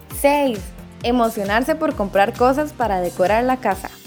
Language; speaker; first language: Spanish; native; Spanish